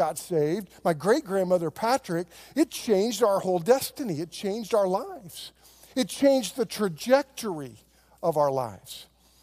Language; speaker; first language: English; native; English